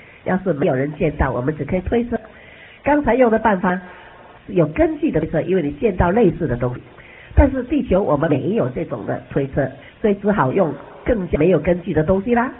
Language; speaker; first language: Chinese; native; Chinese